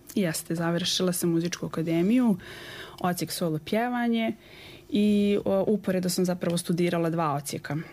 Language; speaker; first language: Croatian; native; Croatian